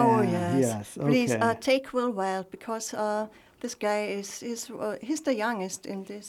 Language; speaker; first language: English; non-native, fluent; German